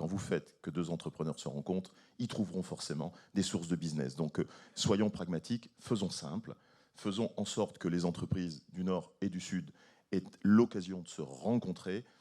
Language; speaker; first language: French; native; French